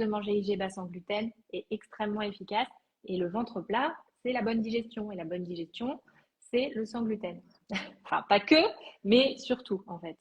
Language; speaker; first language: French; native; French